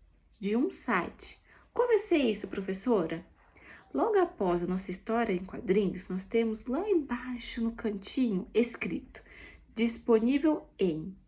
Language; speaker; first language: Portuguese; native; Portuguese